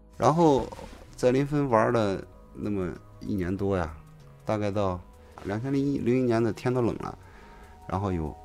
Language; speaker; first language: Chinese; native; Chinese